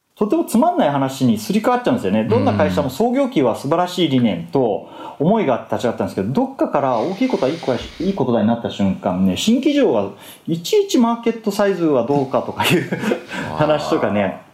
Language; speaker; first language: Japanese; native; Japanese